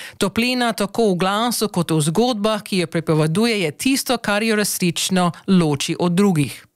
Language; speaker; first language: Slovenian; early bilingual, heritage; Slovenian